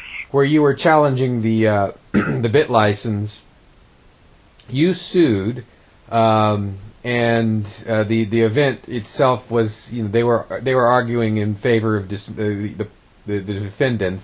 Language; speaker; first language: English; native; English